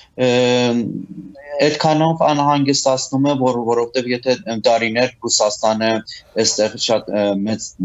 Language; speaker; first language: Armenian; early bilingual, heritage; Armenian